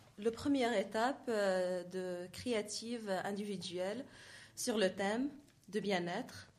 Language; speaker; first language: French; non-native, learner; Arabic